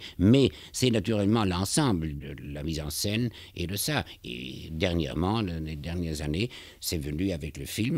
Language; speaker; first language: French; non-native, fluent; German